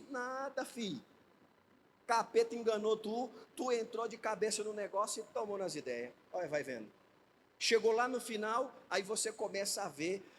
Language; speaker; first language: Portuguese; native; Portuguese